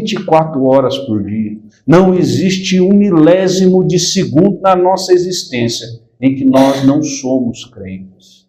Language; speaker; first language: Portuguese; native; Portuguese